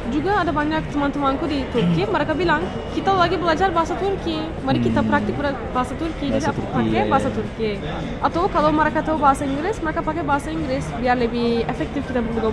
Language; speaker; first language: Indonesian; non-native, fluent; Turkish